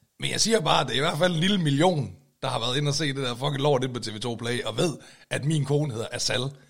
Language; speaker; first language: Danish; native; Danish